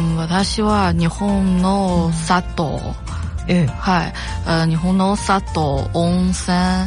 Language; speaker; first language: Japanese; non-native, learner; Chinese